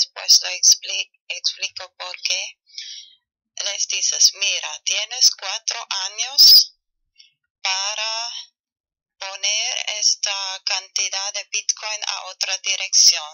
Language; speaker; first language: Spanish; non-native, learner; German